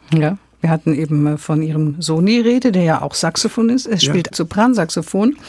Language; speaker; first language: German; native; German